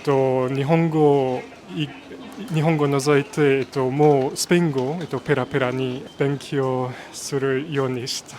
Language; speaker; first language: Japanese; non-native, learner; Luxembourgish